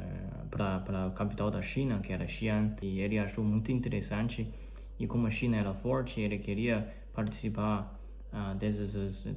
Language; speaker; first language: Portuguese; non-native, learner; Chinese